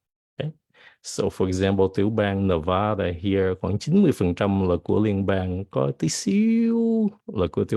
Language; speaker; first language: Vietnamese; early bilingual, heritage; Vietnamese